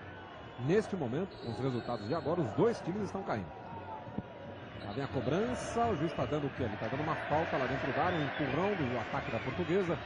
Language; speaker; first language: Portuguese; native; Portuguese